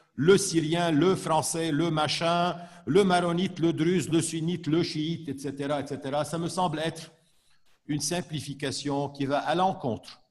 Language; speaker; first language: French; non-native, local second language; Arabic